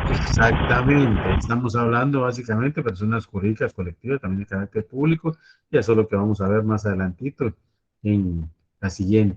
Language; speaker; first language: Spanish; native; Spanish